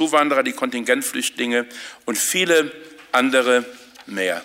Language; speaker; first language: German; native; German